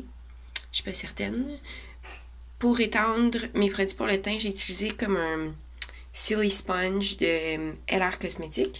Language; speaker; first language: French; native; French